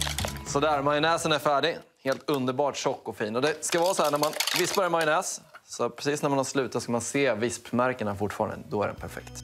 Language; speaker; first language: Swedish; native; Swedish